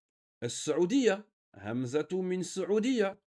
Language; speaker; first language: Arabic; non-native, fluent; French